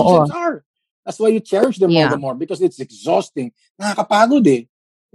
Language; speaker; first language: English; non-native, local second language; Filipino